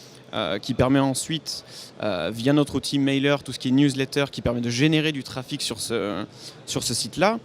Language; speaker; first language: French; native; French